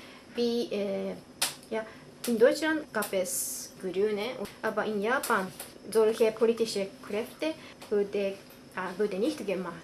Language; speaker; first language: German; non-native, learner; Japanese